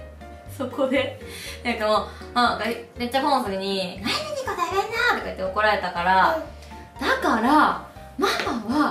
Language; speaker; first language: Japanese; native; Japanese